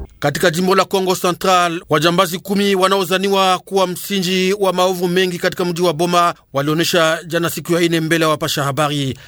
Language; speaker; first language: Swahili; native; Swahili